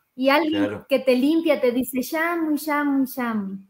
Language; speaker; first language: Spanish; non-native, local second language; Quechua